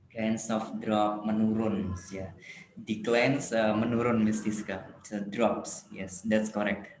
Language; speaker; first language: English; non-native, fluent; Indonesian